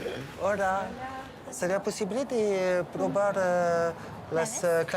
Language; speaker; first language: Spanish; non-native, learner; French